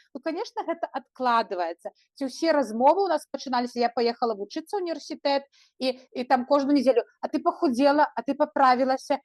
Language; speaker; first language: Belarusian; non-native, local second language; Russian